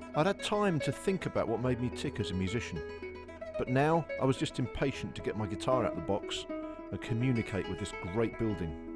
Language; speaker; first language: English; native; English